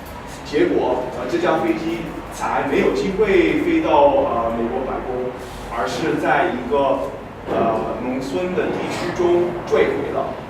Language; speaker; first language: Chinese; non-native, fluent; English